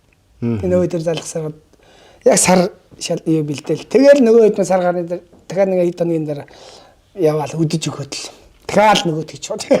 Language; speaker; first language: Mongolian; native; Mongolian